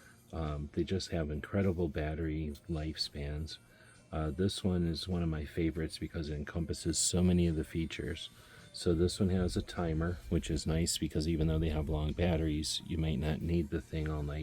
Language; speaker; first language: English; native; English